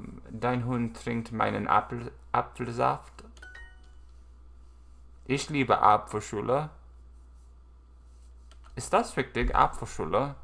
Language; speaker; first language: German; non-native, learner; English